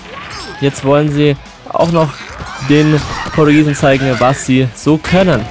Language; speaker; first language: German; native; German